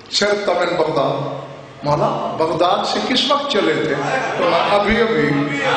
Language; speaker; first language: Urdu; non-native, local second language; Saraiki